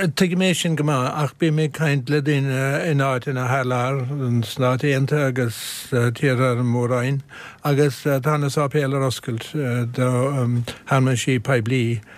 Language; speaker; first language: Irish; native; Irish